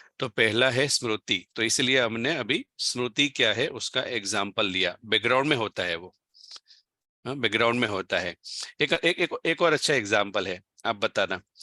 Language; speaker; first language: Hindi; non-native, local second language; Gujarati